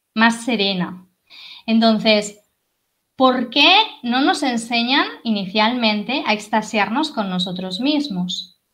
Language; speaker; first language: Spanish; native; Spanish